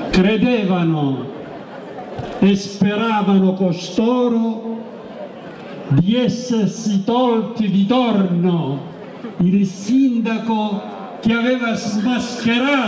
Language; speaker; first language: Italian; native; Italian